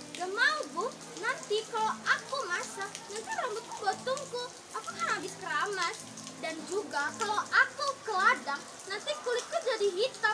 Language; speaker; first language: Indonesian; non-native, local second language; Balinese